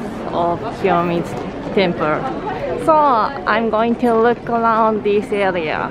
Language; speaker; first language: English; non-native, fluent; Japanese